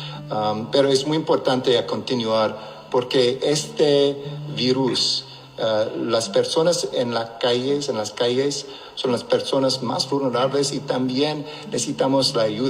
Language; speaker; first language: Spanish; non-native, local second language; English